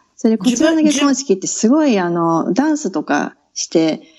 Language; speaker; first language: Japanese; native; Japanese